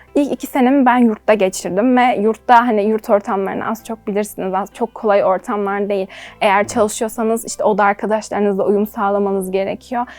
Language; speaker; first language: Turkish; native; Turkish